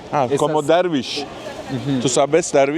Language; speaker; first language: Spanish; non-native, learner; Turkish